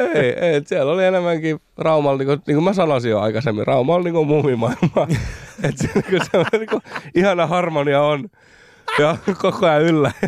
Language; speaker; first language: Finnish; early bilingual, other home language; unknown